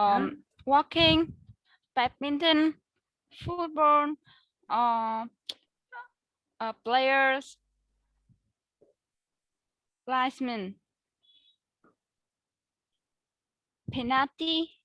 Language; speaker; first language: English; non-native, learner; Vietnamese